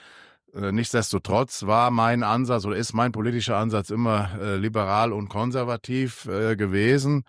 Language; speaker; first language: German; native; German